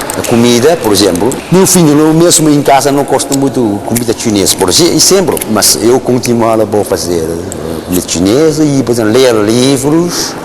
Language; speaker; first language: Portuguese; non-native, fluent; Chinese